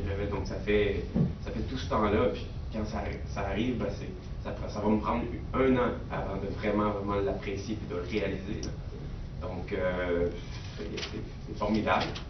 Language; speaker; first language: French; native; French